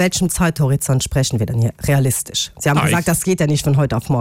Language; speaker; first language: German; non-native, local second language; Luxembourgish